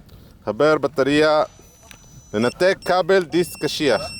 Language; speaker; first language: Hebrew; native; Hebrew